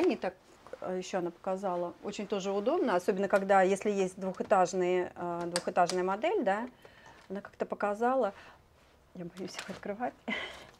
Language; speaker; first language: Russian; native; Russian